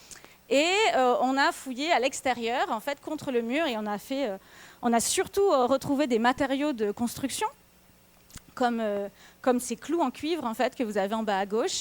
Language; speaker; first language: French; native; French